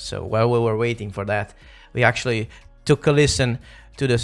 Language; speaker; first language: English; non-native, fluent; Italian